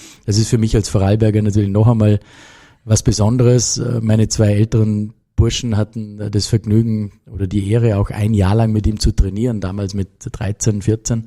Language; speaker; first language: German; native; German